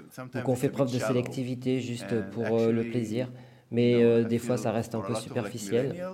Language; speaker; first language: French; non-native, fluent; Hebrew